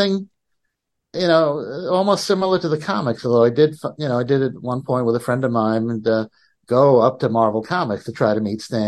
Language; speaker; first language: English; native; English